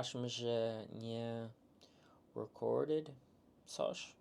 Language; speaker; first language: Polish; early bilingual, heritage; English